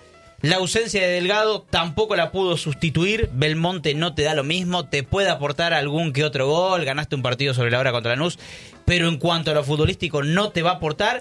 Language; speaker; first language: Spanish; native; Spanish